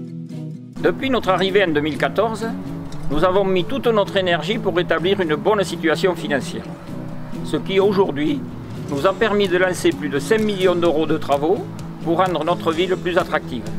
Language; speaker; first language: French; native; French